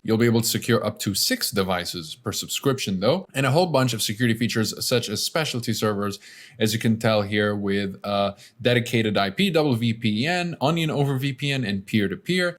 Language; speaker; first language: English; native; English